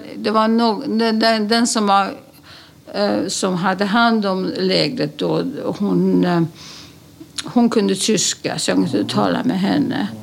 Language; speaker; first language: Swedish; early bilingual, other home language; Polish